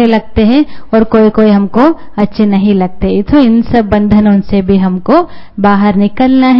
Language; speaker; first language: Hindi; native; Hindi